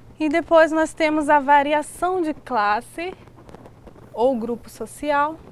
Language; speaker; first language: Portuguese; native; Portuguese